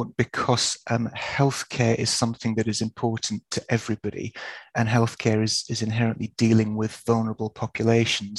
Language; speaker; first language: English; native; English